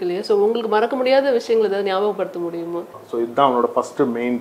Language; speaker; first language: Tamil; native; Tamil